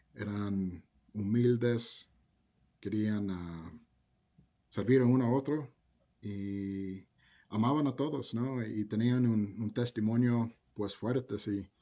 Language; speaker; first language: Spanish; early bilingual, heritage; Spanish